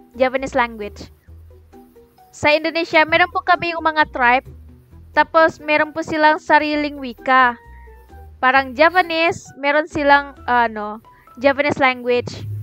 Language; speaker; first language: Filipino; non-native, fluent; Indonesian